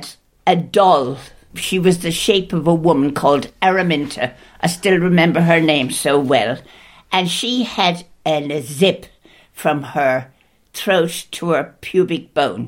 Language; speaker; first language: English; native; English